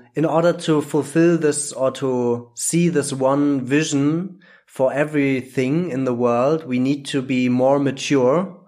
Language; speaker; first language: English; non-native, fluent; German